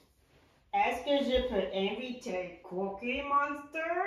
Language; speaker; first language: French; non-native, learner; English